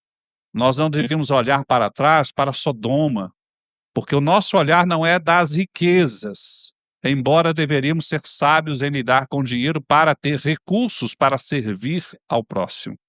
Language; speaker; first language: Portuguese; native; Portuguese